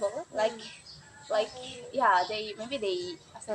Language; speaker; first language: English; non-native, learner; Indonesian